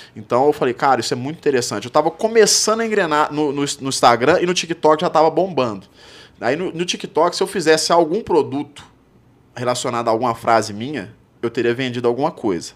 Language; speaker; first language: Portuguese; native; Portuguese